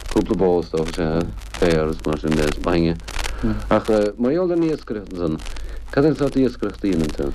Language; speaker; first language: Irish; non-native, local second language; English